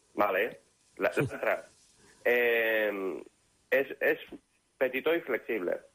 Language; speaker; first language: Catalan; non-native, local second language; Spanish